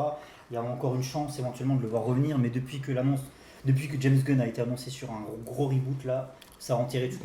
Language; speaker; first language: French; native; French